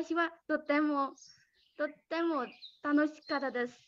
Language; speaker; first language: Japanese; non-native, learner; Burmese